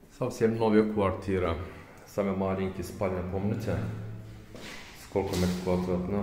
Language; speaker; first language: Russian; non-native, learner; Turkish